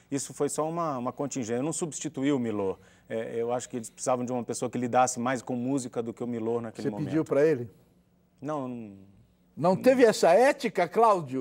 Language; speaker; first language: Portuguese; native; Portuguese